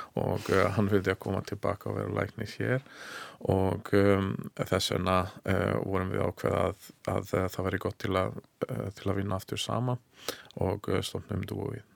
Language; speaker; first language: Icelandic; non-native, learner; Hungarian